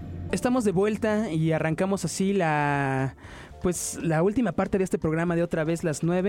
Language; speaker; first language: Spanish; native; Spanish